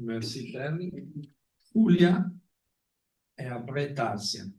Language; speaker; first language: French; non-native, learner; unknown